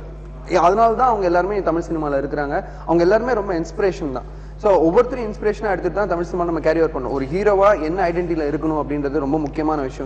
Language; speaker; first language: Tamil; native; Tamil